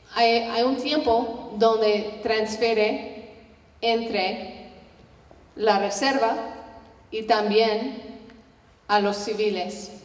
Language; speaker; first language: Spanish; non-native, learner; English